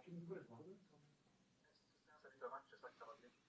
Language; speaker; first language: French; native; French